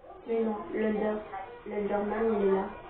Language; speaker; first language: French; native; French